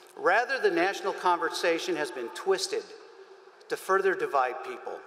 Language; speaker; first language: English; native; English